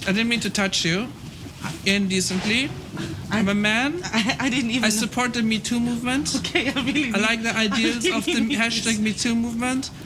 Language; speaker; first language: English; early bilingual, other home language; Persian